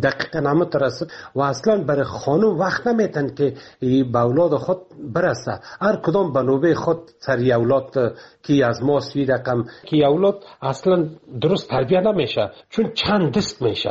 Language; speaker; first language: Persian; native; Persian